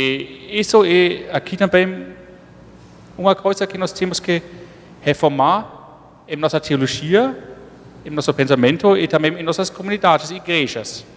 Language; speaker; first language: Portuguese; non-native, fluent; German